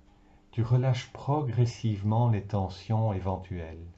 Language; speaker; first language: French; native; French